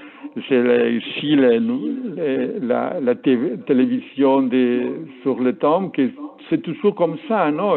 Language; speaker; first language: French; non-native, learner; Spanish